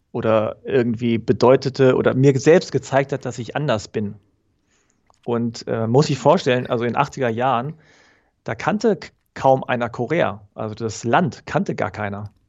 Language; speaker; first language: German; early bilingual, other home language; Korean